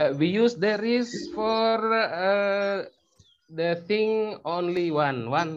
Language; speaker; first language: English; non-native, learner; Indonesian